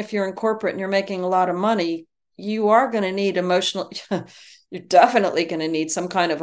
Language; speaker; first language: English; native; English